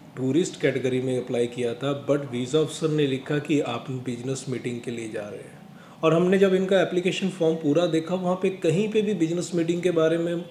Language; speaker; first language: Hindi; non-native, local second language; Punjabi